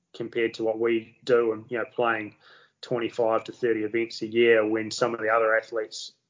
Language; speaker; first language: English; native; English